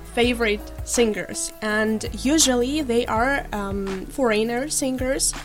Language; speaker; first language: English; non-native, fluent; Ukrainian